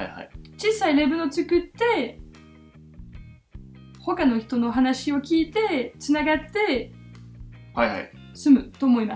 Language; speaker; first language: Japanese; non-native, fluent; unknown